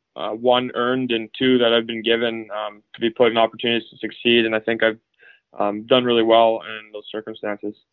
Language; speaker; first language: English; native; English